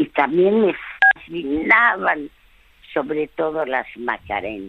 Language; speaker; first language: Spanish; non-native, fluent; French